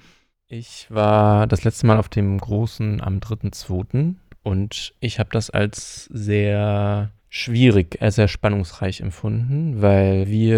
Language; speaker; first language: German; native; German